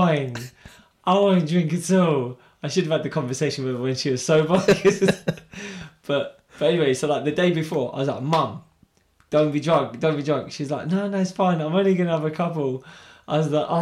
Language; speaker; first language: English; native; English